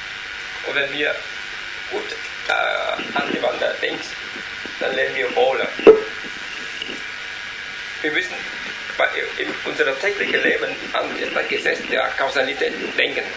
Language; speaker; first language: German; non-native, learner; Vietnamese